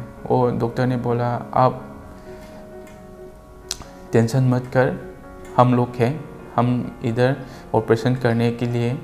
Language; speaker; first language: Hindi; non-native, local second language; Manipuri